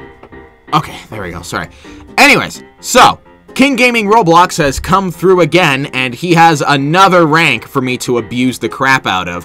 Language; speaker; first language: English; native; English